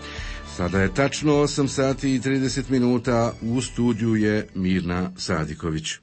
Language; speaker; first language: Croatian; native; Croatian